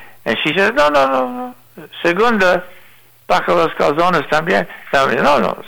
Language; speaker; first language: Spanish; non-native, learner; English